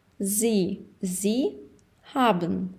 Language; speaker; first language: German; non-native, fluent; Ukrainian